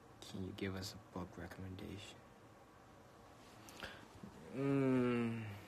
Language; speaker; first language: English; early bilingual, other home language; Korean